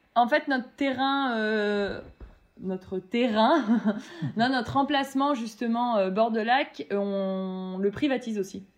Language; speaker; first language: French; native; French